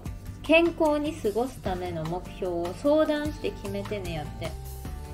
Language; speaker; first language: Japanese; native; Japanese